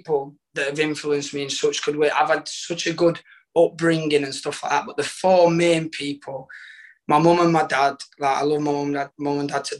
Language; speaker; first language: English; native; English